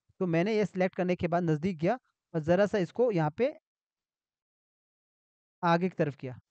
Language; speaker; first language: Hindi; native; Hindi